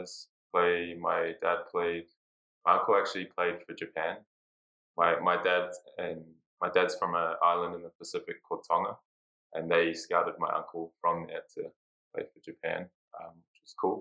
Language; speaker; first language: English; native; English